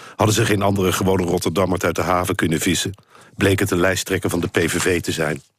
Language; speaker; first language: Dutch; native; Dutch